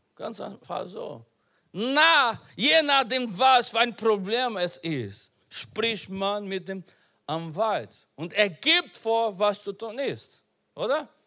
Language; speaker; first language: German; non-native, learner; Portuguese